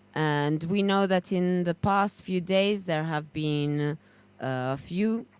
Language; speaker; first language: English; non-native, fluent; Italian